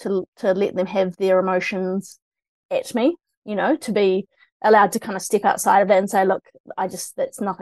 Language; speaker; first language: English; native; English